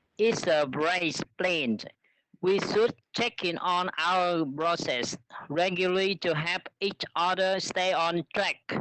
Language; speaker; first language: English; non-native, learner; Vietnamese